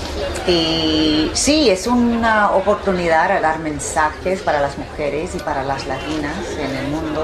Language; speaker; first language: Spanish; early bilingual, heritage; Spanish